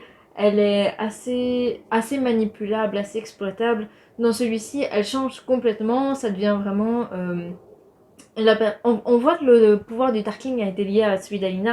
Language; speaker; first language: French; native; French